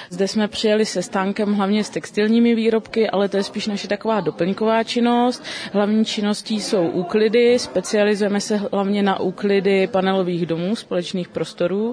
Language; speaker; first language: Czech; native; Czech